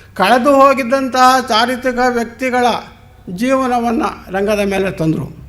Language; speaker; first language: Kannada; native; Kannada